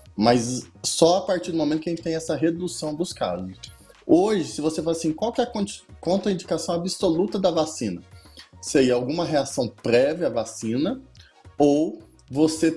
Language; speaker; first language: Portuguese; native; Portuguese